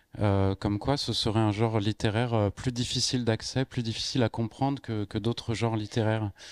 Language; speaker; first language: French; native; French